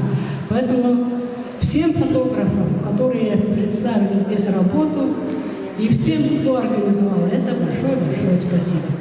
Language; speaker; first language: Russian; non-native, local second language; Yakut